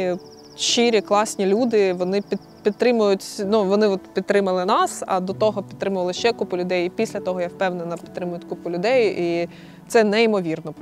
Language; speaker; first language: Ukrainian; native; Ukrainian